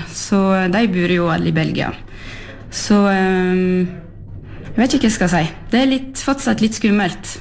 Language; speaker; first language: Norwegian; early bilingual, heritage; French